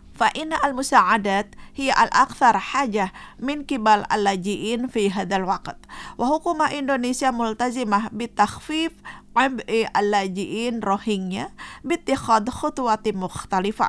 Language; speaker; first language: Arabic; non-native, fluent; Indonesian